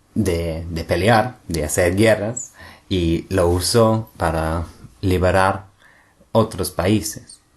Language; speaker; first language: Spanish; non-native, fluent; English